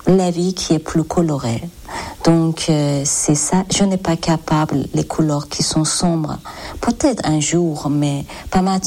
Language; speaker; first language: French; non-native, learner; Persian